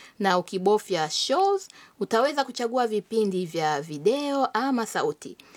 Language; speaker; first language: Swahili; native; Swahili